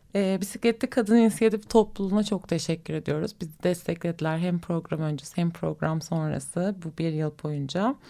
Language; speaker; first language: Turkish; native; Turkish